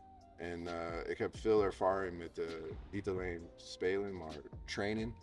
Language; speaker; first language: Dutch; non-native, fluent; English